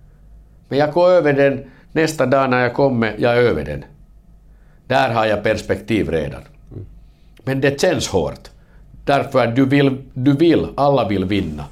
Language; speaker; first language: Swedish; non-native, learner; Finnish